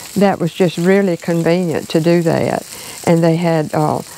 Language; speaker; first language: English; native; English